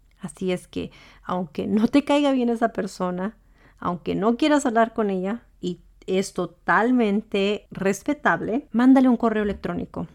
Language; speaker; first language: Spanish; early bilingual, heritage; Spanish